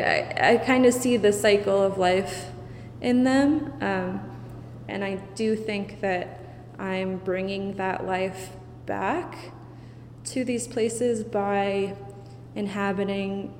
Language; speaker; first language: English; native; English